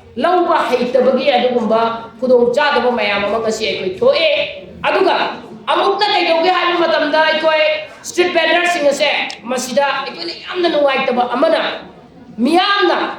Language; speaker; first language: Manipuri; native; Manipuri